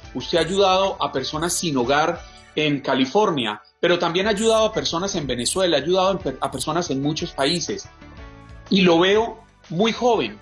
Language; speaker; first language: Spanish; native; Spanish